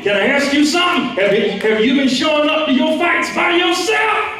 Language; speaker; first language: English; native; English